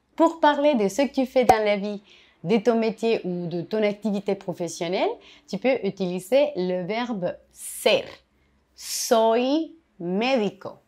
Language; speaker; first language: French; non-native, fluent; Spanish